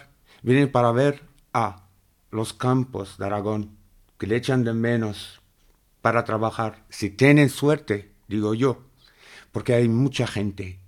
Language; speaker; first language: Spanish; non-native, fluent; Arabic